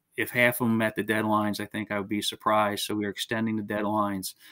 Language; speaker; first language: English; native; English